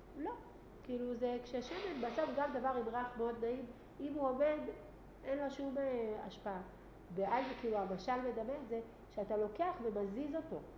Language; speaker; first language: Hebrew; native; Hebrew